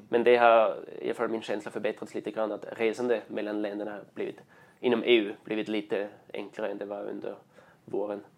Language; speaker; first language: Swedish; non-native, fluent; German